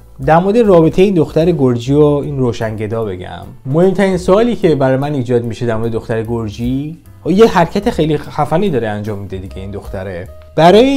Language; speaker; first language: Persian; native; Persian